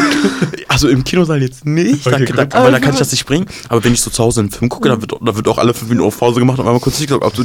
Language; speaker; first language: German; native; German